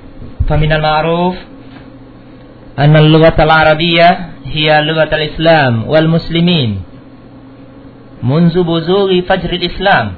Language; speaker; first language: Arabic; non-native, fluent; Indonesian